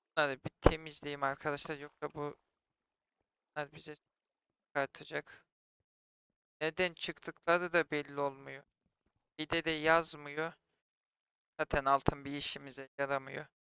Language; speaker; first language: Turkish; native; Turkish